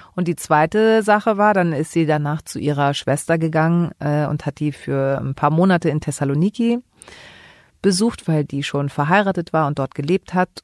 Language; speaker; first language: German; early bilingual, other home language; Greek